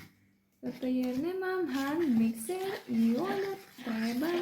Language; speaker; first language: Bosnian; non-native, learner; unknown